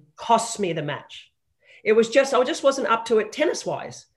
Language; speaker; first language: English; native; English